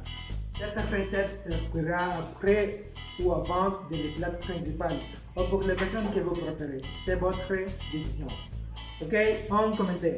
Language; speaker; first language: French; non-native, learner; Spanish